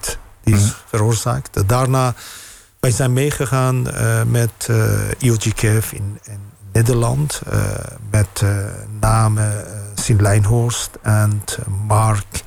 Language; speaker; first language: Dutch; non-native, fluent; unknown